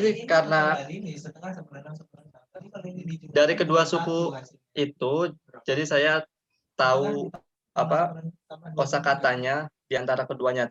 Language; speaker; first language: Indonesian; non-native, local second language; Javanese